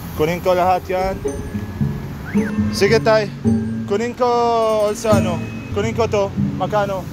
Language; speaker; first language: Filipino; non-native, learner; Arabic